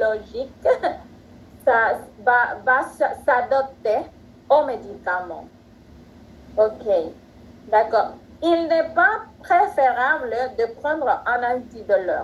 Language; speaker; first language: French; non-native, fluent; Spanish